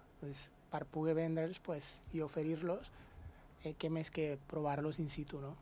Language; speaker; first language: Catalan; non-native, local second language; Spanish